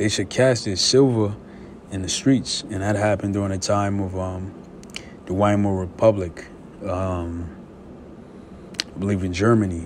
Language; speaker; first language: English; native; English